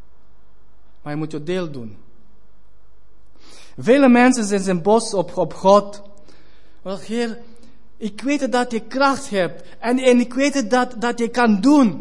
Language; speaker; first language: Dutch; non-native, fluent; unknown